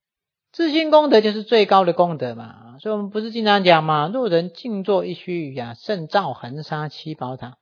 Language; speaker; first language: Chinese; native; Chinese